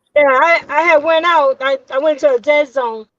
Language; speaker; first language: English; native; English